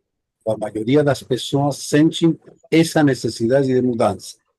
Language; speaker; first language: Portuguese; non-native, fluent; Spanish